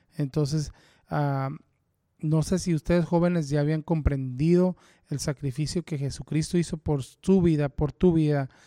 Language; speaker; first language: Spanish; early bilingual, heritage; Spanish